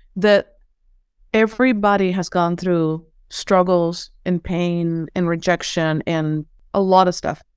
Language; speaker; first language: English; non-native, fluent; Spanish